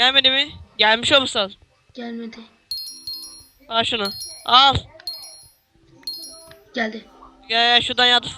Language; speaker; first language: Turkish; native; Turkish